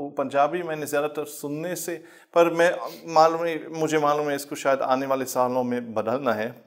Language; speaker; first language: Urdu; non-native, fluent; German